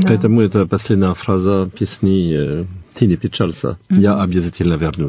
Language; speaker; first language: Russian; non-native, fluent; French